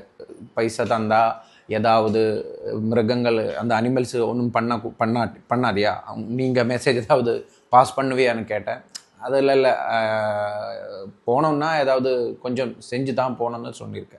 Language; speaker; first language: Tamil; non-native, local second language; Malayalam